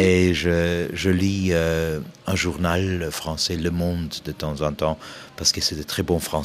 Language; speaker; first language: French; non-native, fluent; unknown